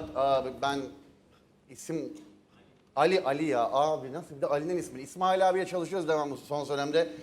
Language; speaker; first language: Turkish; native; Turkish